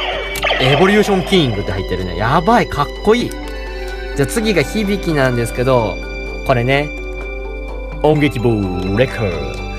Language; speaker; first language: Japanese; native; Japanese